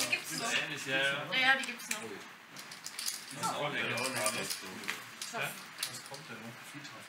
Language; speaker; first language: German; native; German